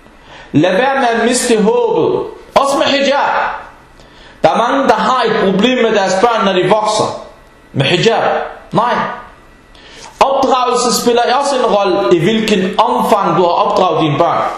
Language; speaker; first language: Danish; non-native, fluent; Arabic